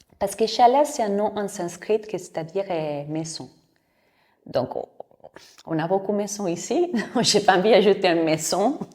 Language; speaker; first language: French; non-native, fluent; Spanish